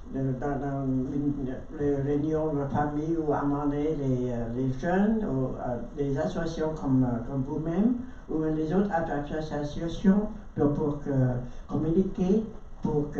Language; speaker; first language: French; non-native, learner; Vietnamese